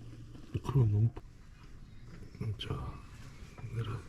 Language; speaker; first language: Korean; native; Korean